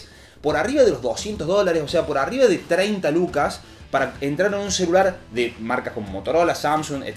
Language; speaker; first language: Spanish; native; Spanish